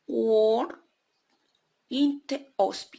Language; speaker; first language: English; non-native, learner; Spanish